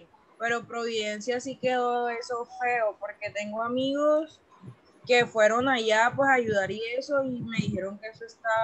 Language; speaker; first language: Spanish; native; Spanish